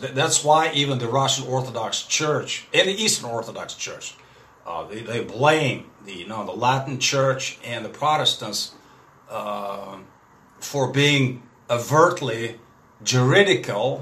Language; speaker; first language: English; non-native, fluent; Russian